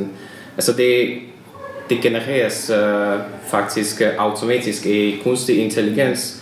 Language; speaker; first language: Danish; non-native, learner; Hungarian